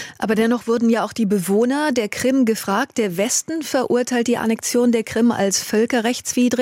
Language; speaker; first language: German; native; German